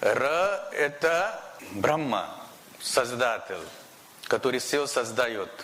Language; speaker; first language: Russian; non-native, learner; Hindi